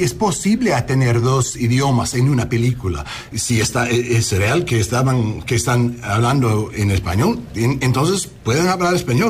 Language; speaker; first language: Spanish; non-native, learner; English